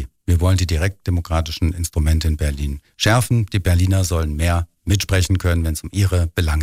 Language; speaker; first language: German; native; German